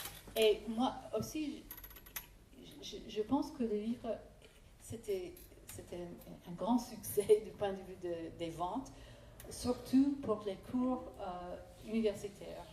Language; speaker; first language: French; non-native, fluent; English